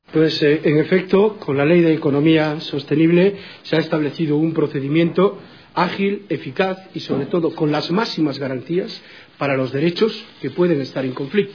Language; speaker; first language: Spanish; native; Spanish